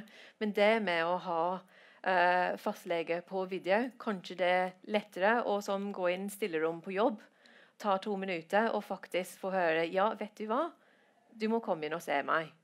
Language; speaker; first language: Norwegian; non-native, fluent; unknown